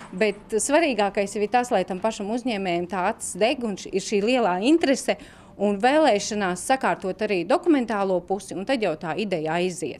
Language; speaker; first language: Latvian; native; Latvian